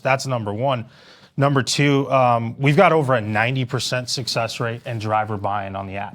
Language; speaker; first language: English; native; English